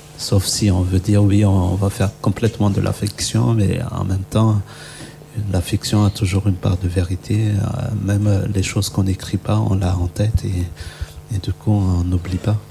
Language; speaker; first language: French; non-native, local second language; Malagasy